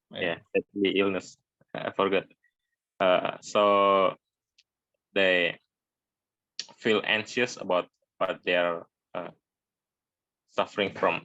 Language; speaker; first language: English; non-native, learner; Indonesian